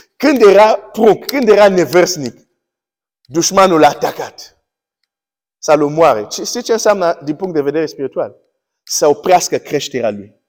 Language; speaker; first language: Romanian; early bilingual, heritage; Romanian